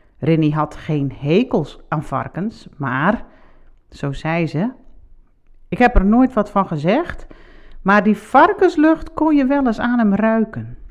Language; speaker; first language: Dutch; non-native, local second language; Western Frisian